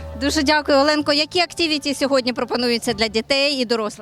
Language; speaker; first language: Ukrainian; native; Ukrainian